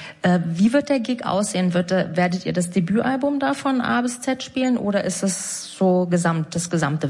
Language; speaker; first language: German; native; German